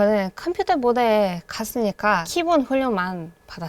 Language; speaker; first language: Korean; non-native, fluent; Hebrew